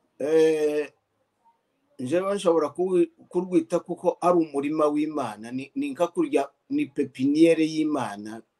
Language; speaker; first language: Kinyarwanda; native; Kinyarwanda